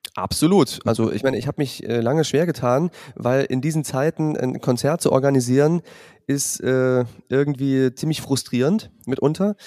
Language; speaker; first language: German; native; German